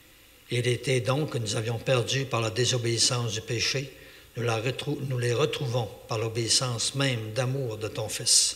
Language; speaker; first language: French; native; French